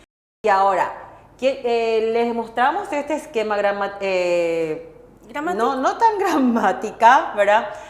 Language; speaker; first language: Spanish; non-native, fluent; Korean